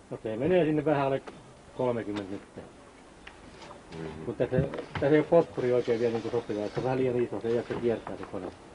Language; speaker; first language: Finnish; native; Finnish